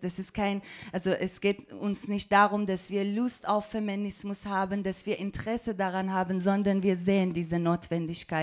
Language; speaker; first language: German; non-native, fluent; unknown